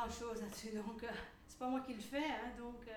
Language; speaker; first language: French; native; French